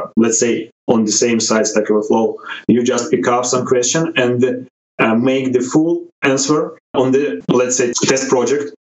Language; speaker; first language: English; non-native, fluent; Ukrainian